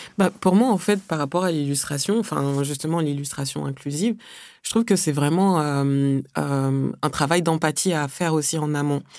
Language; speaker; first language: French; early bilingual, other home language; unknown